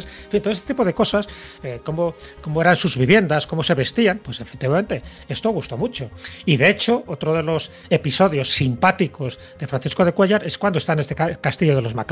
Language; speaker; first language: Spanish; native; Spanish